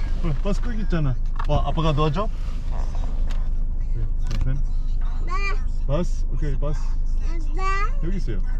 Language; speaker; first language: Korean; early bilingual, heritage; English